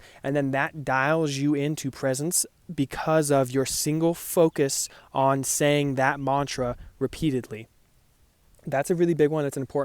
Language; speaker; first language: English; native; English